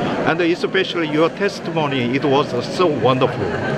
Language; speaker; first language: English; non-native, learner; Korean